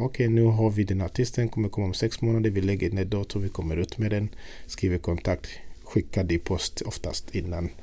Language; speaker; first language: Swedish; non-native, fluent; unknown